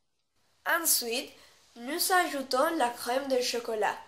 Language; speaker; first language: French; non-native, learner; Spanish